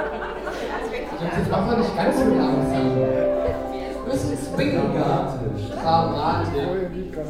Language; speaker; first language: German; native; German